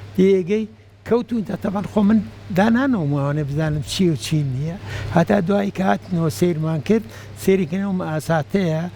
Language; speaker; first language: Central Kurdish; native; Central Kurdish